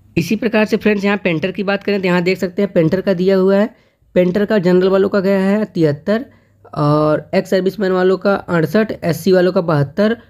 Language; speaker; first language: Hindi; native; Hindi